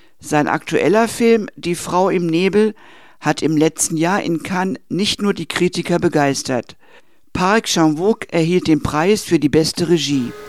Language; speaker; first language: German; native; German